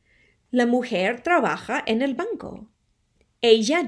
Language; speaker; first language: Spanish; non-native, fluent; English